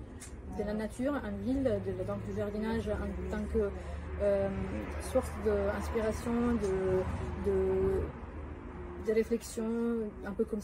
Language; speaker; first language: French; non-native, fluent; Italian